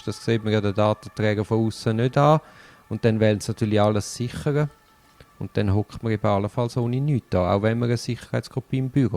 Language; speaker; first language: German; native; German